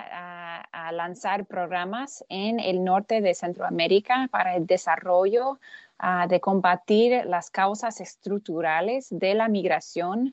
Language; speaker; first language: Spanish; non-native, fluent; English